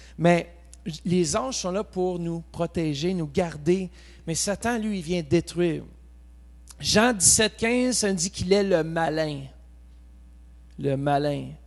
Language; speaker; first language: French; native; French